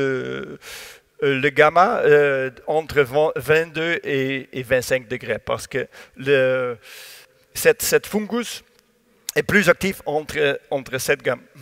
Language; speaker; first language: French; non-native, learner; Dutch